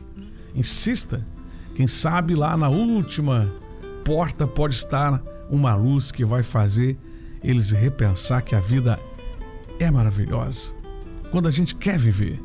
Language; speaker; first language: Portuguese; native; Portuguese